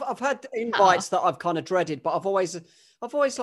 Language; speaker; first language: English; native; English